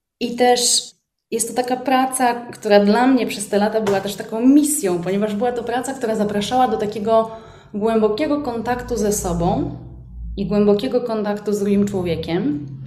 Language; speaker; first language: Polish; native; Polish